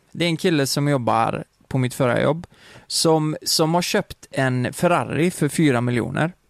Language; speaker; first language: Swedish; native; Swedish